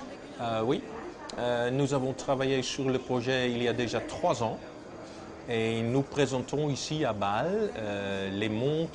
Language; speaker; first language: French; non-native, fluent; Dutch